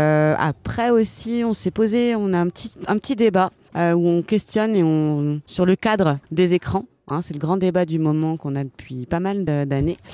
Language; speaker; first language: French; native; French